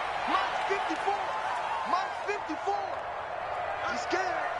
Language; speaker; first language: English; native; English